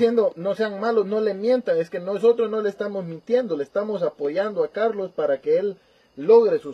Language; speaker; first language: Spanish; native; Spanish